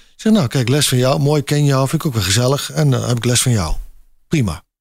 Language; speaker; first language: Dutch; native; Dutch